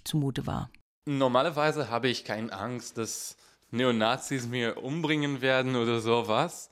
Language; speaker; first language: German; non-native, fluent; Hebrew